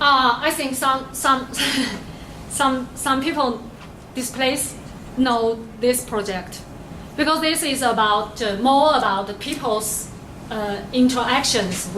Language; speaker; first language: English; non-native, learner; Chinese